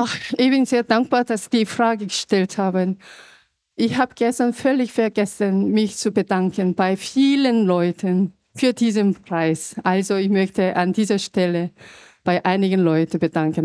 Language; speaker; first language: German; non-native, fluent; Korean